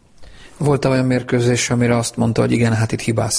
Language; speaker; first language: Hungarian; native; Hungarian